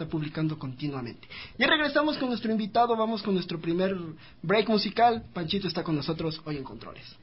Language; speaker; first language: Spanish; native; Spanish